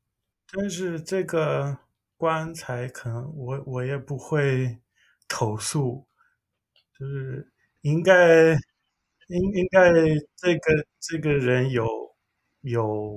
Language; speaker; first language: Chinese; non-native, learner; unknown